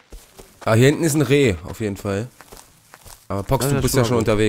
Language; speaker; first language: German; native; German